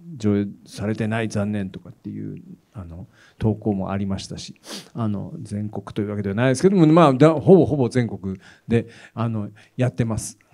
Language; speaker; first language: Japanese; native; Japanese